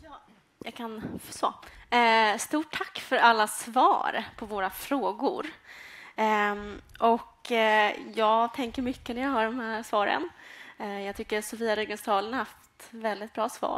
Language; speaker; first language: Swedish; native; Swedish